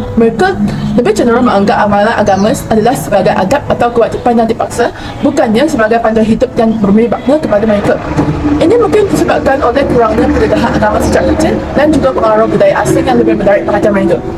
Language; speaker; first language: Malay; non-native, local second language; Chinese